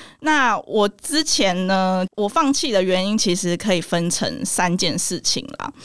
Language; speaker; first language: Chinese; native; Chinese